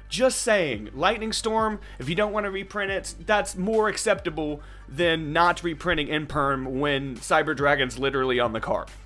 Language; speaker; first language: English; native; English